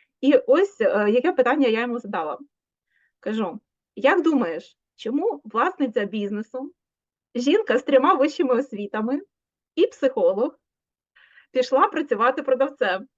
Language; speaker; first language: Ukrainian; native; Ukrainian